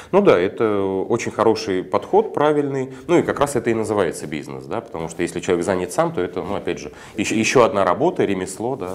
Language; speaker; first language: Russian; native; Russian